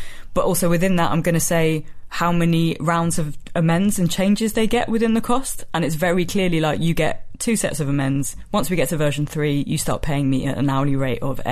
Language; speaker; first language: English; native; English